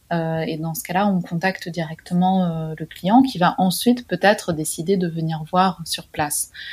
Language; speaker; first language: French; non-native, fluent; Italian